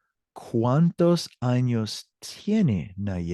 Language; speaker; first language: Spanish; non-native, learner; English